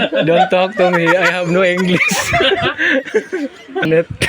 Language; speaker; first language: English; non-native, learner; Cebuano